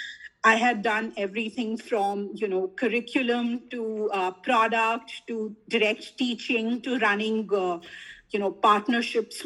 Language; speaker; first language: English; non-native, local second language; Hindi